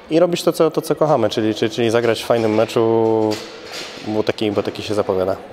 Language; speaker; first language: Polish; native; Polish